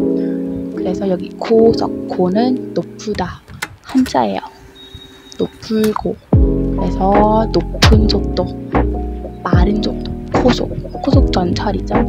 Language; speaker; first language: Korean; non-native, learner; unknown